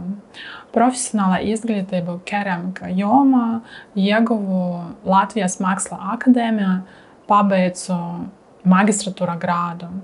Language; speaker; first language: Latvian; non-native, learner; Russian